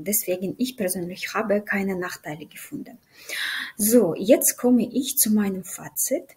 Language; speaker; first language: German; non-native, fluent; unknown